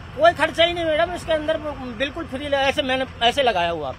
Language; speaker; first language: Hindi; native; Hindi